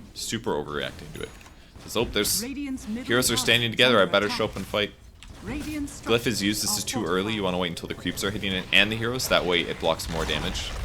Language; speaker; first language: English; native; English